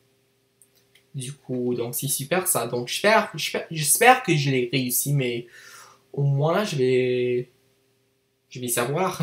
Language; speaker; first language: French; non-native, learner; English